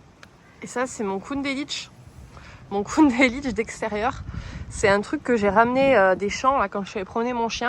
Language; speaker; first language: French; native; French